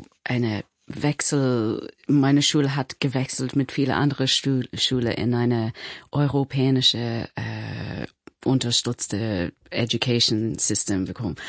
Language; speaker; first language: German; non-native, fluent; English